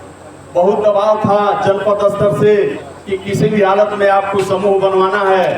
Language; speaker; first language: Hindi; native; Hindi